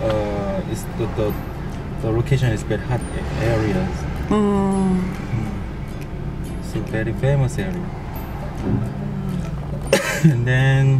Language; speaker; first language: English; non-native, learner; Korean